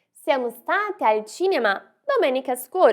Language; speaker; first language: Italian; non-native, fluent; Portuguese